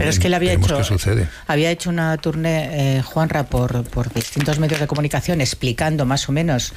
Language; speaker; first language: Spanish; native; Spanish